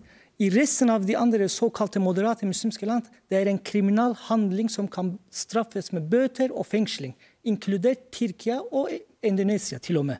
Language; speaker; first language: Norwegian; non-native, fluent; Turkish